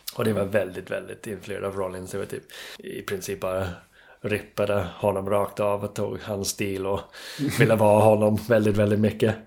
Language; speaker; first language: Swedish; non-native, fluent; English